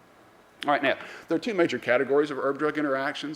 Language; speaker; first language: English; native; English